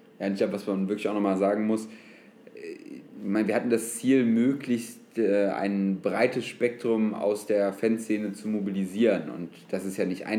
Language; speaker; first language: German; native; German